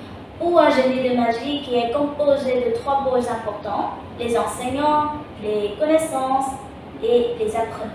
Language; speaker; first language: French; non-native, local second language; Khmer